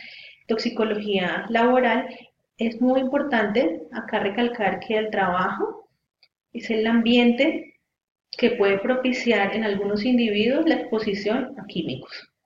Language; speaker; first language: Spanish; native; Spanish